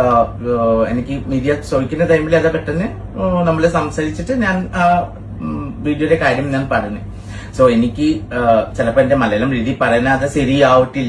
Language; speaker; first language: Malayalam; non-native, local second language; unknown